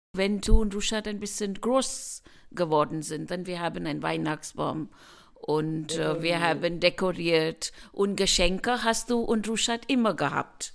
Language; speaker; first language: German; non-native, learner; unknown